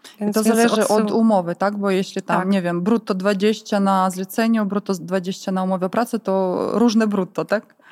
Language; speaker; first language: Polish; non-native, fluent; Ukrainian